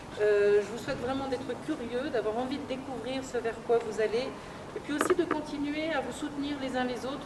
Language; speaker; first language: French; native; French